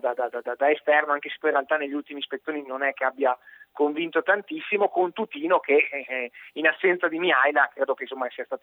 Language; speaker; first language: Italian; native; Italian